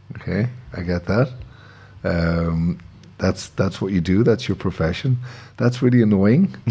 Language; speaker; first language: English; native; English